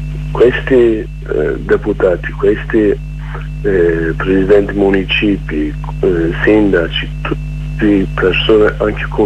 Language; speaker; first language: Italian; non-native, learner; Kurdish